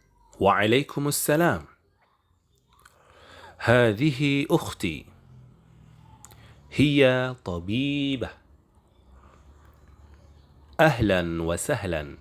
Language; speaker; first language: Arabic; non-native, fluent; Indonesian